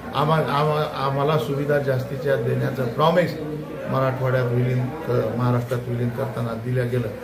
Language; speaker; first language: Marathi; non-native, local second language; Lambadi